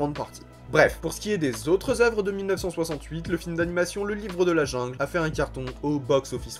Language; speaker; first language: French; native; French